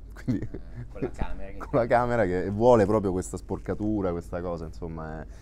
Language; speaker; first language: Italian; native; Italian